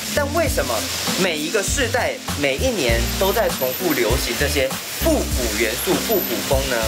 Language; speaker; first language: Chinese; native; Chinese